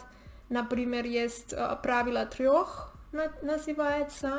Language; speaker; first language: Russian; non-native, learner; Spanish